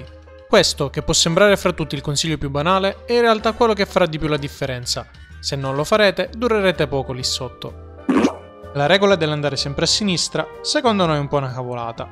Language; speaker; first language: Italian; native; Italian